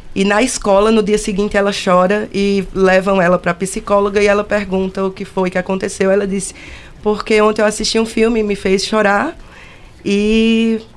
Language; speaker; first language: Portuguese; native; Portuguese